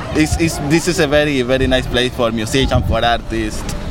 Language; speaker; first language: English; non-native, learner; Spanish